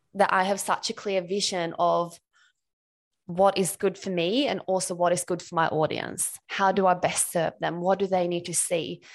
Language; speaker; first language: English; non-native, fluent; Swedish